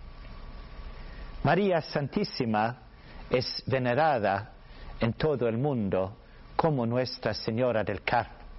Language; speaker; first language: Spanish; non-native, learner; Swedish